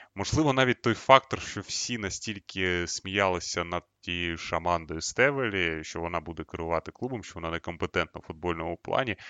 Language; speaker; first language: Ukrainian; native; Ukrainian